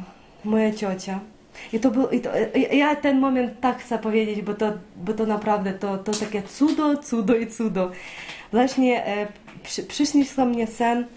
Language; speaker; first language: Polish; non-native, learner; Ukrainian